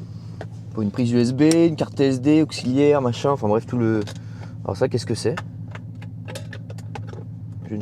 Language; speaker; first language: French; native; French